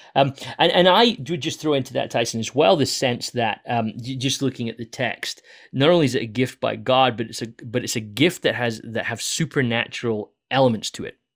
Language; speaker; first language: English; native; English